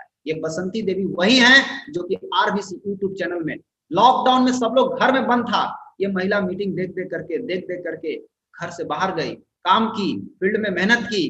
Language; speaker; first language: Hindi; native; Hindi